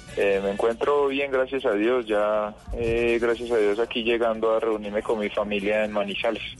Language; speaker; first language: Spanish; native; Spanish